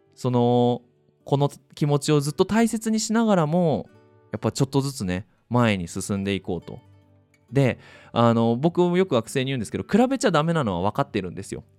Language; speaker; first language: Japanese; native; Japanese